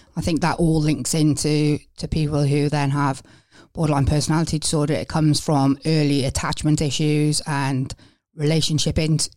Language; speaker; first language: English; native; English